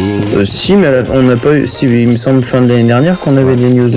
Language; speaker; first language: French; native; French